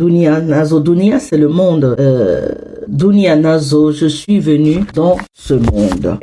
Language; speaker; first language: French; non-native, local second language; Hausa